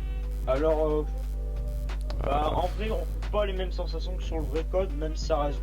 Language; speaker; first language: French; native; French